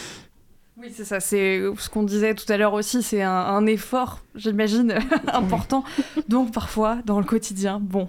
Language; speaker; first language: French; native; French